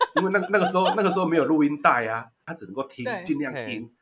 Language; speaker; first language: Chinese; native; Chinese